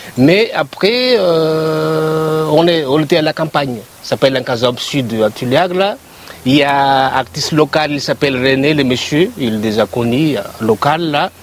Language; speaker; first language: French; non-native, local second language; Malagasy